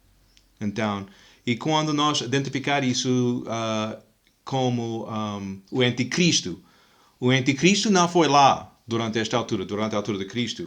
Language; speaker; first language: Portuguese; non-native, fluent; English